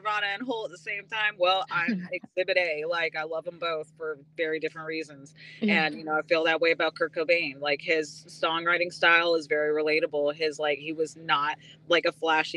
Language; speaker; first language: English; native; English